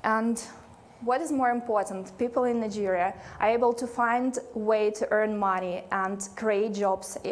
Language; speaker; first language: English; non-native, fluent; Russian